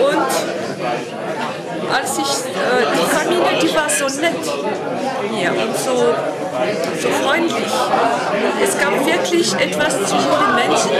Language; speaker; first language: German; non-native, fluent; French